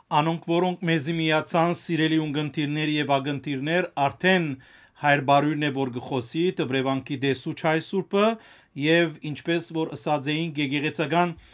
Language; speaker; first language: Armenian; native; Armenian